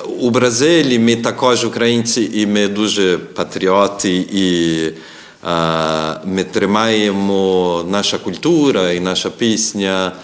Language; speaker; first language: Ukrainian; early bilingual, heritage; Ukrainian